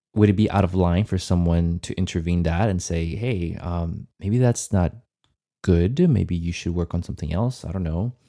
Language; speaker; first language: English; non-native, fluent; Portuguese